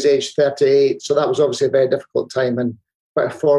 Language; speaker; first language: English; native; English